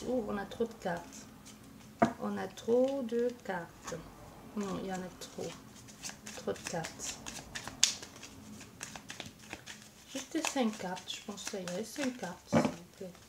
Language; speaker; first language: French; native; French